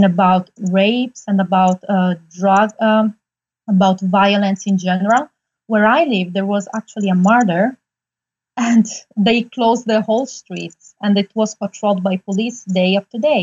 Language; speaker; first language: English; non-native, fluent; Italian